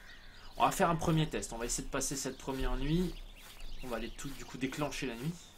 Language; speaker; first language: French; native; French